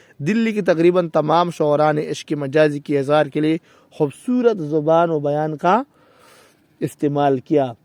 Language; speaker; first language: Urdu; non-native, local second language; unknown